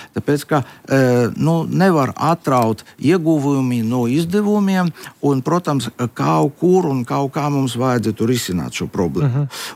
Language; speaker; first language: Latvian; non-native, local second language; Russian